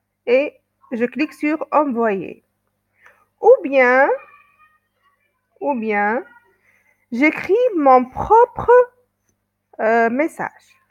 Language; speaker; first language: French; non-native, local second language; Arabic